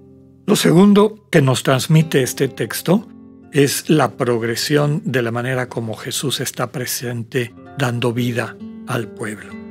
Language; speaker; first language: Spanish; native; Spanish